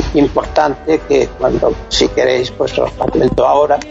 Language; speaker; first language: Spanish; native; Spanish